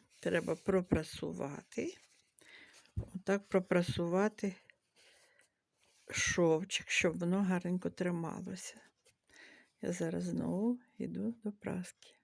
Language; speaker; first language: Ukrainian; native; Ukrainian